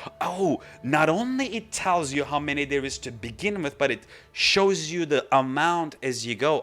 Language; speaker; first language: English; non-native, fluent; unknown